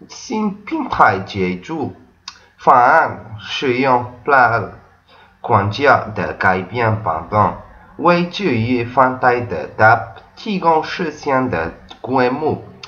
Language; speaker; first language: Chinese; non-native, learner; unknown